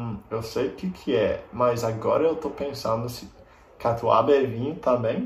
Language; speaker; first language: Portuguese; non-native, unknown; English